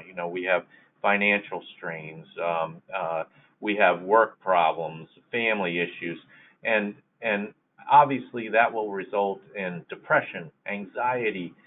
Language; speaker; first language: English; native; English